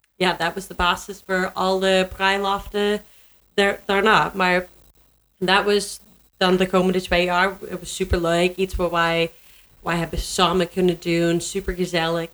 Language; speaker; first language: Dutch; non-native, learner; English